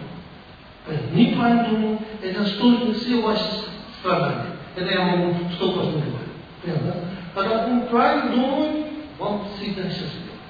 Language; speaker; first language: Russian; non-native, learner; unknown